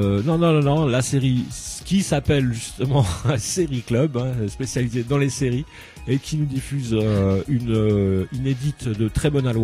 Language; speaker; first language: French; native; French